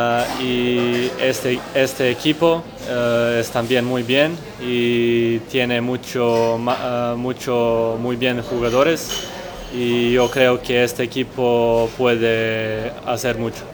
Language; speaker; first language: Spanish; non-native, learner; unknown